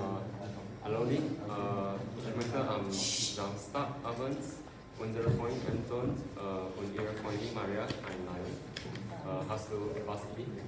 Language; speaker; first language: German; non-native, learner; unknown